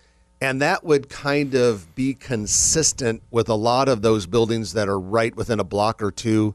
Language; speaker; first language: English; native; English